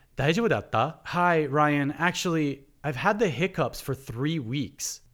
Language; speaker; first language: English; native; English